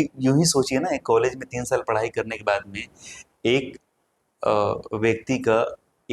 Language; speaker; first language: Hindi; native; Hindi